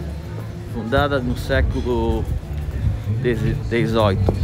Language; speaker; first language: Portuguese; non-native, fluent; Italian